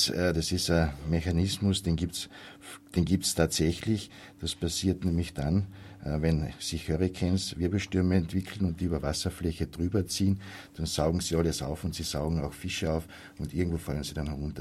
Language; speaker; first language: German; native; German